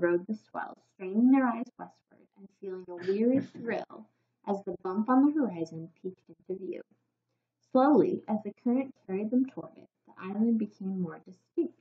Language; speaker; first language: English; native; English